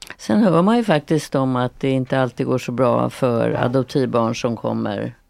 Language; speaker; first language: Swedish; native; Swedish